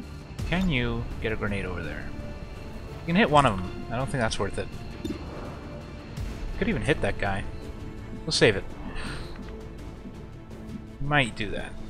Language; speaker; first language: English; native; English